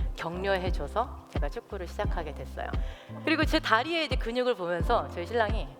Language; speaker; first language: Korean; native; Korean